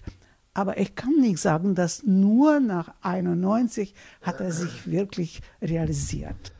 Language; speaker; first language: German; non-native, fluent; Russian